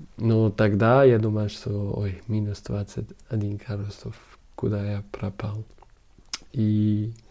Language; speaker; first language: Russian; non-native, learner; German